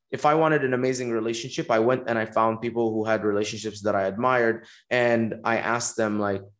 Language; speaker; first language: English; non-native, fluent; Arabic